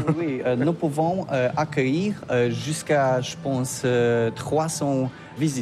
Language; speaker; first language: French; non-native, fluent; Polish